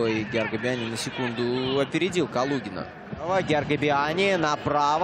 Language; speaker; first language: Russian; native; Russian